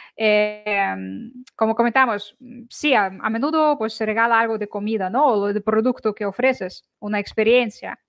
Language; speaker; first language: Spanish; non-native, fluent; Ukrainian